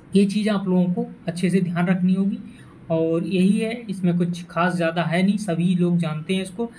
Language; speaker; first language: Hindi; native; Hindi